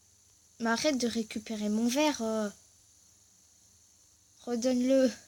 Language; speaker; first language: French; native; French